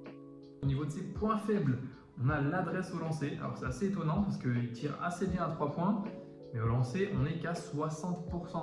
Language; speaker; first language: French; native; French